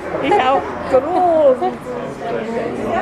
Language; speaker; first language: German; non-native, learner; Polish